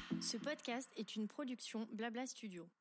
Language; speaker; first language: French; native; French